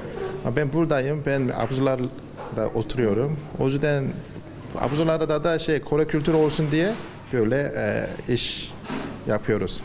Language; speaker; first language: Turkish; non-native, learner; Korean